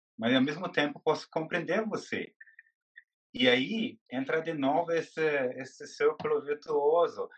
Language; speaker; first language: Portuguese; non-native, fluent; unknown